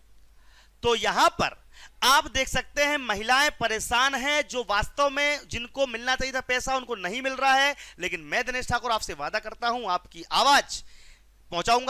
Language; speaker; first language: Hindi; native; Hindi